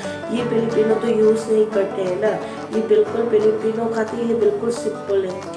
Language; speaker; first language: Hindi; non-native, learner; Filipino